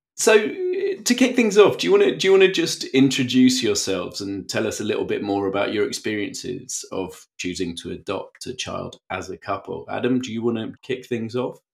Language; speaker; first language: English; native; English